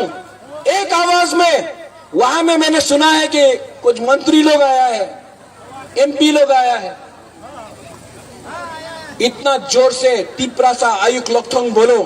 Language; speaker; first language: Hindi; non-native, local second language; Kok Borok